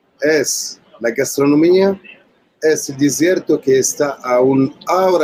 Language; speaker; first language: Spanish; non-native, learner; Arabic